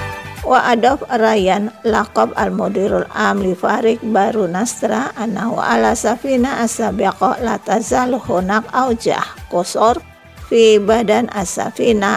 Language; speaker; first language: Arabic; non-native, fluent; Indonesian